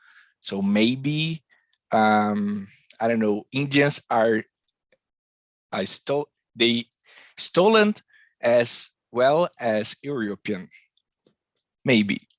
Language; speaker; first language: English; non-native, learner; Portuguese